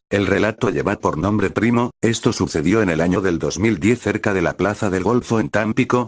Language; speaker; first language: Spanish; native; Spanish